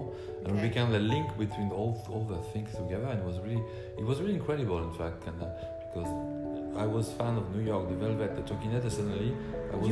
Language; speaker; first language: English; non-native, learner; French